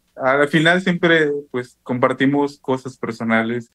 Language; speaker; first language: Spanish; non-native, local second language; Zapotec